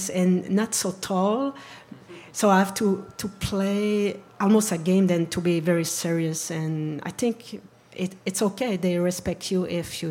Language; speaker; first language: English; non-native, learner; French